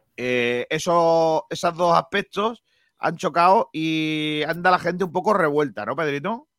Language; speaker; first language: Spanish; native; Spanish